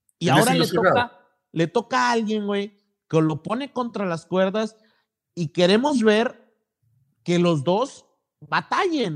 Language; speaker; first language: Spanish; native; Spanish